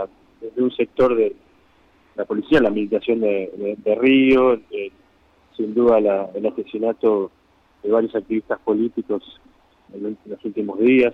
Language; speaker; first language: Spanish; native; Spanish